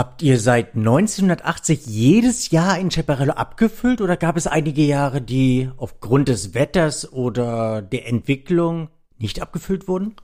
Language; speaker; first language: German; native; German